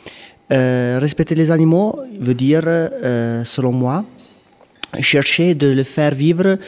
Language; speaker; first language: French; non-native, local second language; Italian